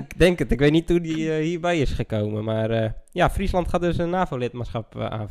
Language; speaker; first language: Dutch; native; Dutch